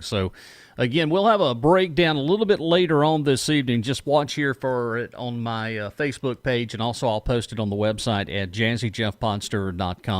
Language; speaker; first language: English; native; English